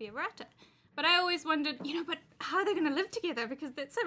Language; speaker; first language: English; native; English